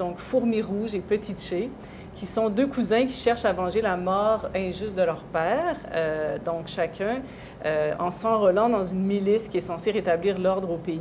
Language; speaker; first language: French; native; French